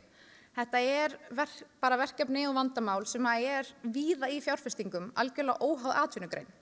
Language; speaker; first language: Icelandic; native; Icelandic